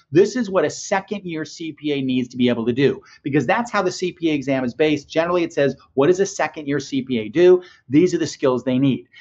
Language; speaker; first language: English; native; English